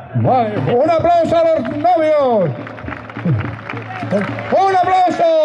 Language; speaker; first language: Spanish; native; Spanish